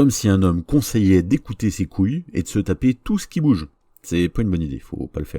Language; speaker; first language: French; native; French